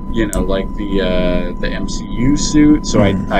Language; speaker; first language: English; native; English